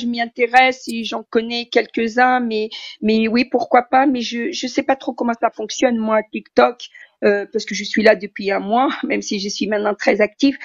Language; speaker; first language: French; early bilingual, other home language; Riffian